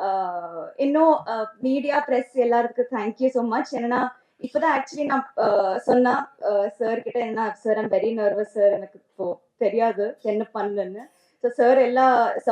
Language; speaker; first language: Tamil; non-native, learner; Telugu